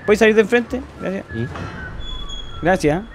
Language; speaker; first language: Spanish; native; Spanish